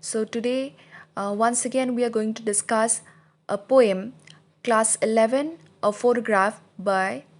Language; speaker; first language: English; non-native, local second language; Assamese